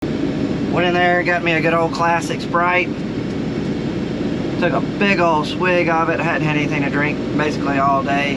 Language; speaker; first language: English; native; English